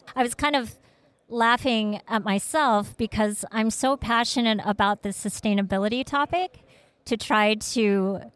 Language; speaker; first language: English; early bilingual, other home language; Vietnamese